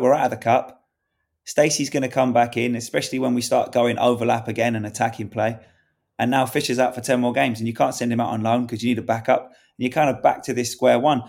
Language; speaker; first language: English; native; English